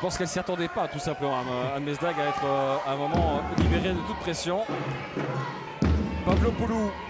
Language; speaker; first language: French; native; French